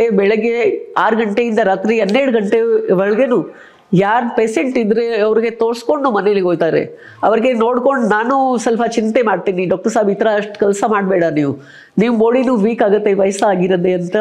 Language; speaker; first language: Kannada; non-native, local second language; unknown